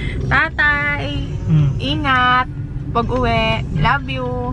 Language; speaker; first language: Filipino; native; Filipino